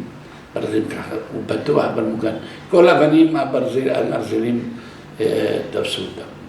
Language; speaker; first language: Hebrew; non-native, local second language; Arabic